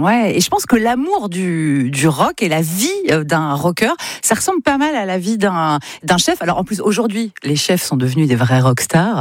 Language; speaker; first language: French; native; French